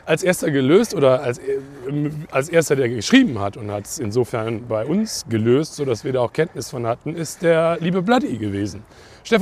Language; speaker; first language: German; native; German